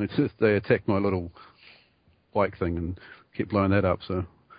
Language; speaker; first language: English; native; English